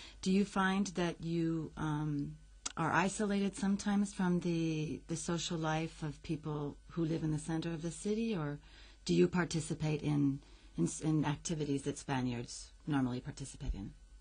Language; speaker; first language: English; native; English